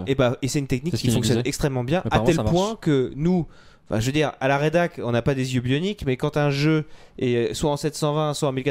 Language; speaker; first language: French; native; French